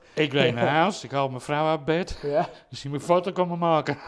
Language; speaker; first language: Dutch; non-native, fluent; English